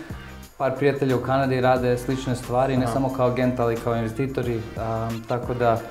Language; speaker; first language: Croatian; early bilingual, heritage; Croatian